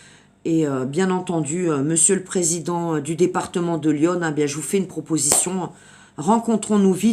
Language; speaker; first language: French; native; French